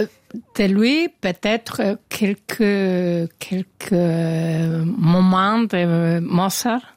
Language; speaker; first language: French; non-native, learner; Spanish